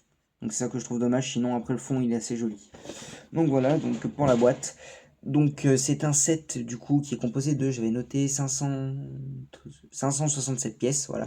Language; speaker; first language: French; native; French